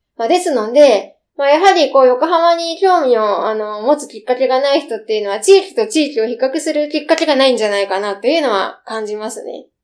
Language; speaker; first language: Japanese; native; Japanese